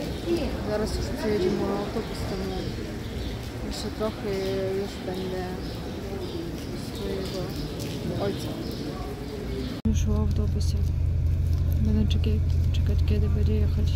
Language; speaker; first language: Polish; non-native, learner; Ukrainian